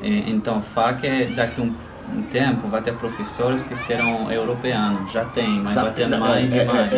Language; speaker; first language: Portuguese; non-native, fluent; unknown